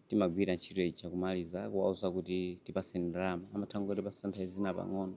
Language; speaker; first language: Nyanja; native; Nyanja